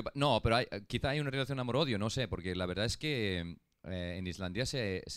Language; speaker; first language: Spanish; non-native, fluent; Icelandic